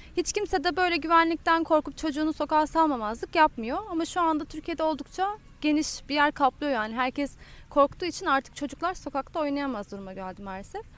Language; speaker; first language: Turkish; native; Turkish